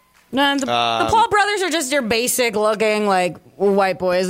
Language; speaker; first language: English; early bilingual, other home language; Spanish